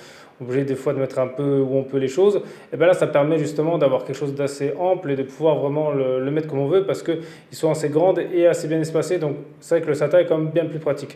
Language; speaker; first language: French; native; French